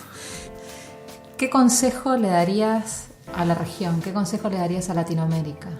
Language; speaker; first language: Spanish; native; Spanish